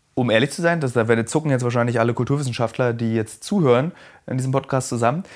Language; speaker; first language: German; native; German